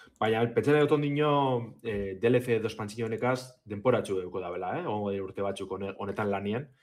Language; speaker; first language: Basque; native; Basque